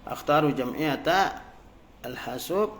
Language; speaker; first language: Arabic; non-native, fluent; Indonesian